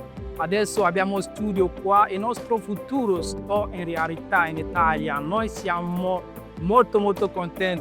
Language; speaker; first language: Italian; non-native, learner; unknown